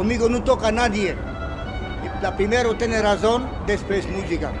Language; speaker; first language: Spanish; non-native, learner; Romanian